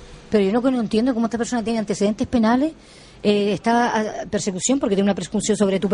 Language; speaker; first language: Spanish; native; Spanish